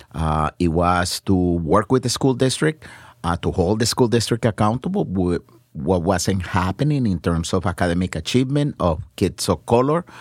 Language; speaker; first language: English; non-native, fluent; Spanish